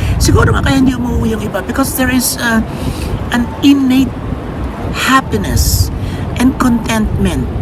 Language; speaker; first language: Filipino; native; Filipino